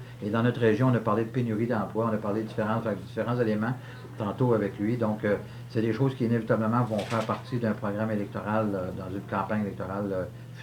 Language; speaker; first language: French; native; French